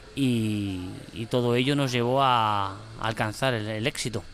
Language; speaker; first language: Spanish; native; Spanish